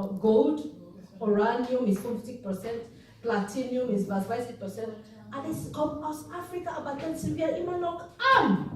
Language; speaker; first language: German; non-native, fluent; Igbo